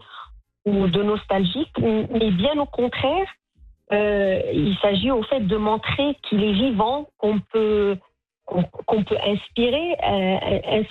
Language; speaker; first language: French; non-native, local second language; Arabic